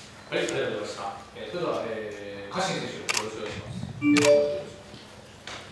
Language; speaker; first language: Japanese; native; Japanese